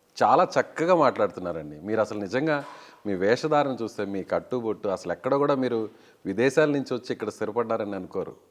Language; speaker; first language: Telugu; native; Telugu